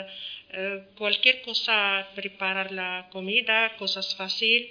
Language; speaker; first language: Spanish; non-native, learner; Arabic